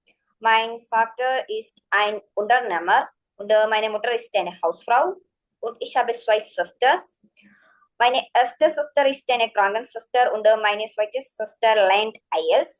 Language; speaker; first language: German; non-native, learner; Malayalam